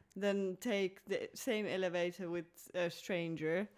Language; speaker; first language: English; non-native, fluent; Finnish